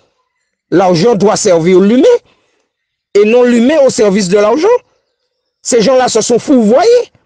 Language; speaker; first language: French; native; French